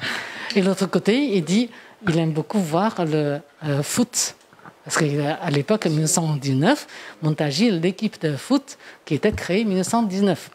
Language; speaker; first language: French; non-native, fluent; Chinese